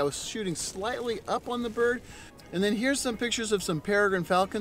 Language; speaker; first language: English; native; English